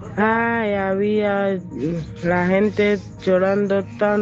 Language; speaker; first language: Spanish; non-native, learner; Haitian Creole